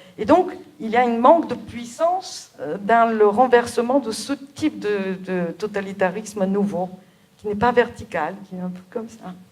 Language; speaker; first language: French; non-native, fluent; Bulgarian